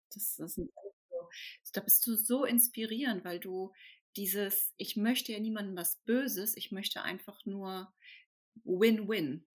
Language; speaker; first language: German; native; German